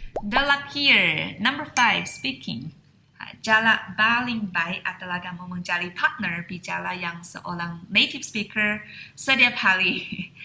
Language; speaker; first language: Indonesian; non-native, fluent; Chinese